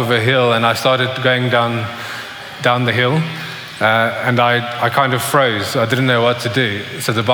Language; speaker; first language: English; native; English